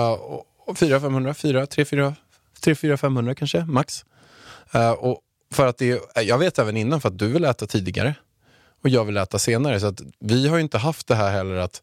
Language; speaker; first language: Swedish; native; Swedish